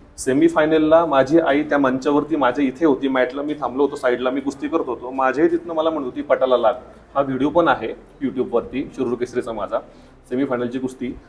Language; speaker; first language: Marathi; native; Marathi